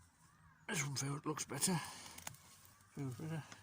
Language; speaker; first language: English; native; English